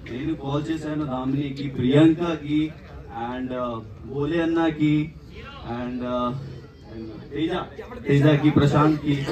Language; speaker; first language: Telugu; non-native, learner; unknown